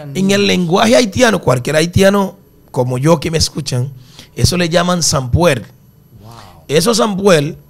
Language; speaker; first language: Spanish; early bilingual, other home language; Haitian Creole